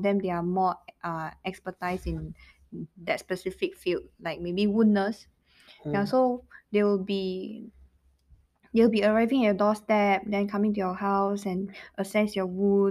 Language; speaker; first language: English; non-native, local second language; Chinese